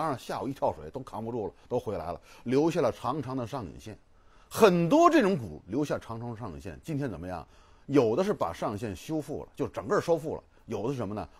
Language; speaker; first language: Chinese; native; Chinese